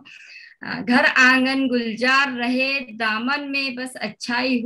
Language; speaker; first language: Hindi; native; Hindi